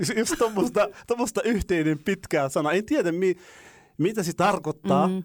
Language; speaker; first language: Finnish; non-native, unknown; Arabic